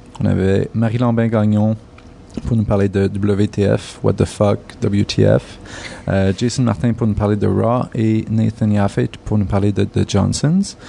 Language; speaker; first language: French; native; French